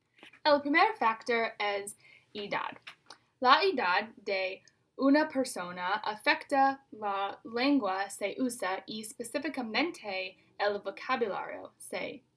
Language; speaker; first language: Spanish; non-native, learner; English